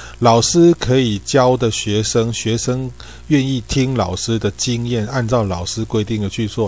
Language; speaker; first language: Chinese; native; Chinese